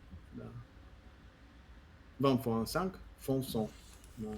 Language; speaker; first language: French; non-native, learner; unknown